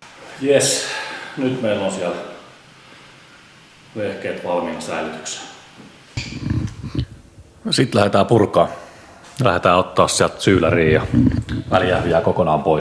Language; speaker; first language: Finnish; native; Finnish